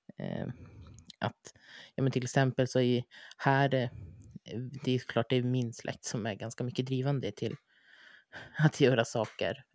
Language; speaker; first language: Swedish; native; Swedish